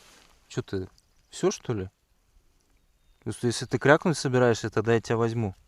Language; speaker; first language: Russian; native; Russian